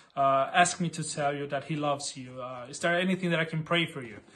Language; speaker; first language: English; non-native, fluent; Portuguese